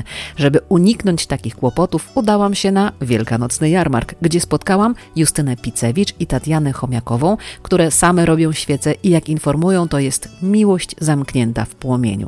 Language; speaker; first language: Polish; native; Polish